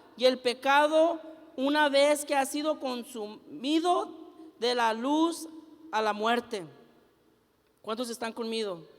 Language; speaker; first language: Spanish; early bilingual, heritage; Spanish